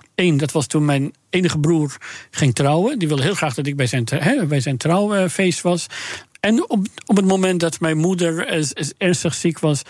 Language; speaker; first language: Dutch; non-native, fluent; Persian